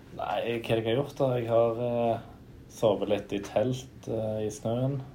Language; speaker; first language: Norwegian; native; Norwegian